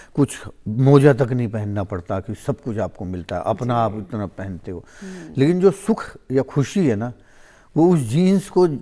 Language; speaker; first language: Hindi; native; Hindi